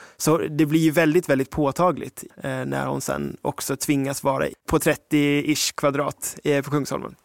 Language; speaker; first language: Swedish; early bilingual, other home language; English